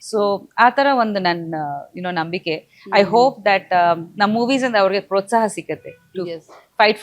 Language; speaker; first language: Kannada; non-native, local second language; Bangla